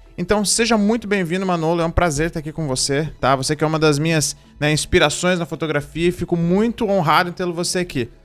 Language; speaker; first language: Portuguese; native; Portuguese